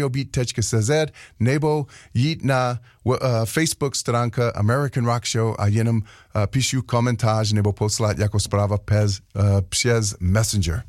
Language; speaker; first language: Czech; non-native, learner; English